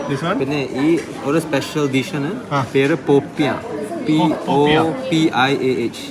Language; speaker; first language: Malayalam; early bilingual, heritage; Malayalam